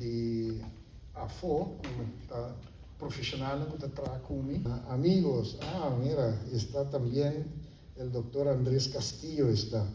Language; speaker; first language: Spanish; non-native, fluent; Papiamento